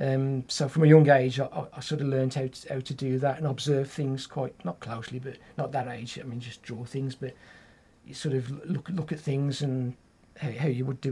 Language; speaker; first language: English; native; English